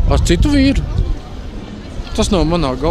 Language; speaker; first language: Latvian; native; Latvian